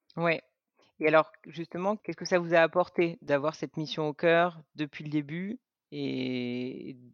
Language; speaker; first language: French; native; French